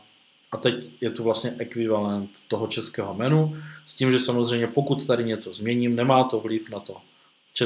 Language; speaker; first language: Czech; native; Czech